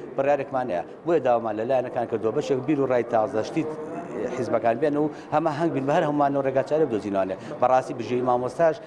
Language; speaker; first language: Central Kurdish; native; Central Kurdish